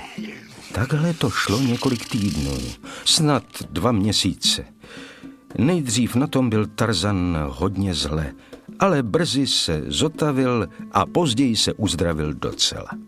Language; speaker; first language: Czech; native; Czech